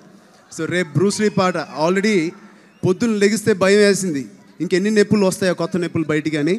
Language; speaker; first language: Telugu; native; Telugu